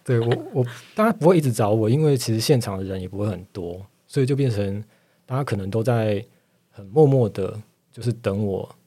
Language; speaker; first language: Chinese; native; Chinese